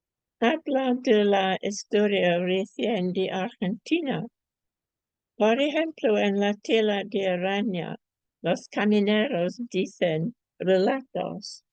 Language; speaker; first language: Spanish; non-native, fluent; English